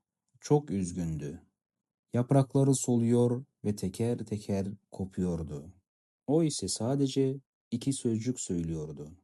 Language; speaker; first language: Turkish; non-native, fluent; Kazakh